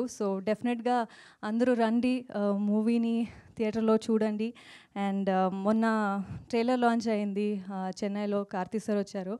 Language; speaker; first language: Telugu; non-native, local second language; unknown